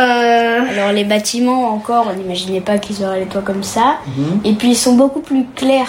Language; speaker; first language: French; early bilingual, heritage; French